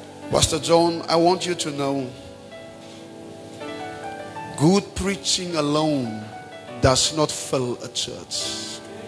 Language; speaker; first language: English; non-native, local second language; Afrikaans